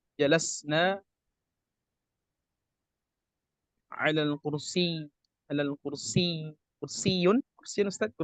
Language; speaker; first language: Arabic; non-native, learner; Indonesian